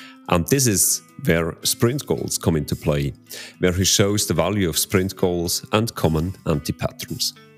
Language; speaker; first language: English; non-native, fluent; Swiss German